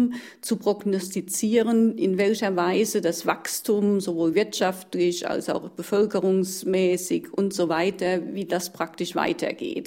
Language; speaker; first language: German; native; German